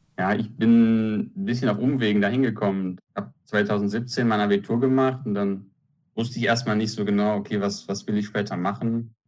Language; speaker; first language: German; native; German